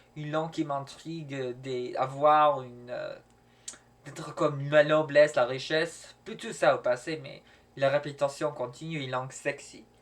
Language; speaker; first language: French; non-native, learner; English